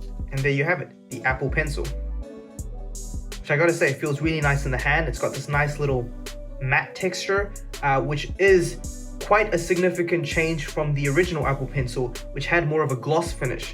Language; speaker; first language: English; native; English